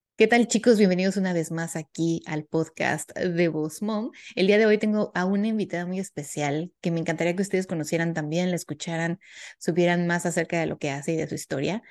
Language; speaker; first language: Spanish; native; Spanish